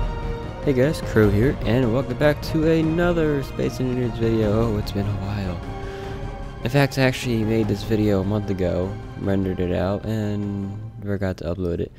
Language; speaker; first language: English; native; English